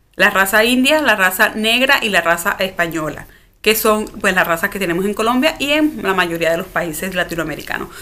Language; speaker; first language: Spanish; native; Spanish